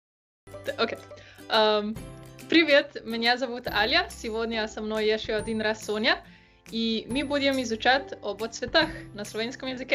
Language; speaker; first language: Russian; non-native, learner; Slovenian